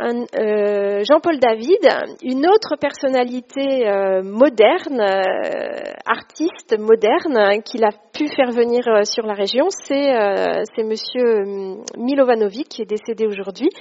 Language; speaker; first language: French; native; French